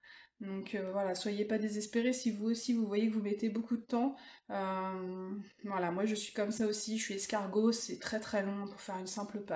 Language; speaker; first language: French; native; French